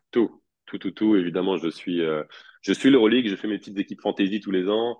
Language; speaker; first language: French; native; French